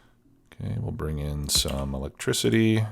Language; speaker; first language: English; native; English